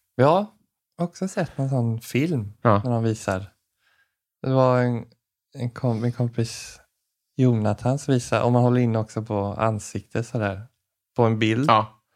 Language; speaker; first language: Swedish; native; Swedish